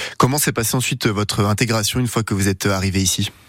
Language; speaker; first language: French; native; French